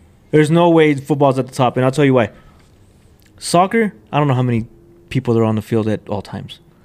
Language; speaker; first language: English; early bilingual, other home language; Spanish